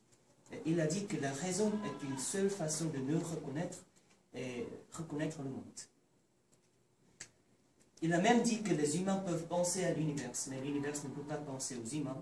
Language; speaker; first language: French; non-native, learner; Korean